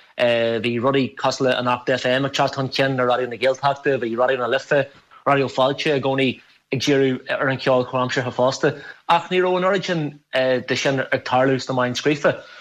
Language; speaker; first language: Irish; non-native, local second language; English